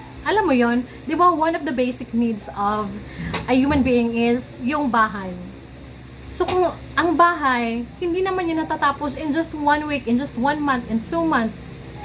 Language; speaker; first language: English; non-native, local second language; Cebuano